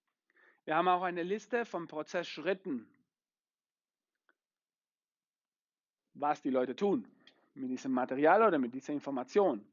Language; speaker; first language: German; non-native, fluent; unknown